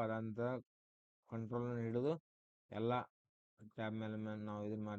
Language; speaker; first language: Kannada; native; Kannada